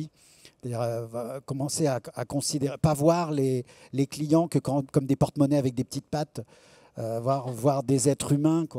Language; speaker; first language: French; native; French